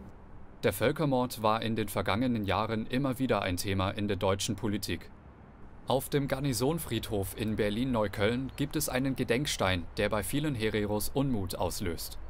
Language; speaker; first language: German; native; German